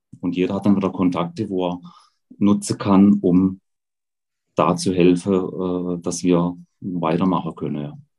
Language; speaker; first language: German; native; German